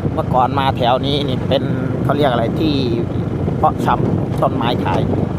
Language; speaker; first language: Thai; non-native, local second language; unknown